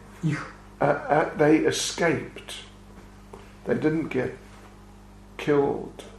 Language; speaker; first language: English; native; English